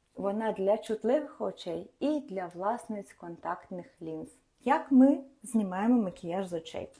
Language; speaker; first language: Ukrainian; non-native, local second language; Russian